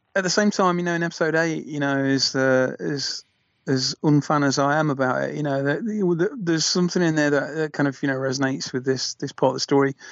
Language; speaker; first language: English; native; English